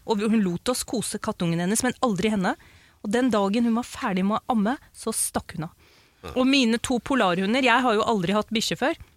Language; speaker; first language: Norwegian; early bilingual, other home language; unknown